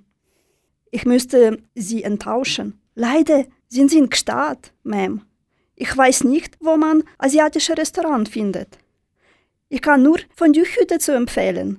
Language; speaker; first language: German; non-native, fluent; Russian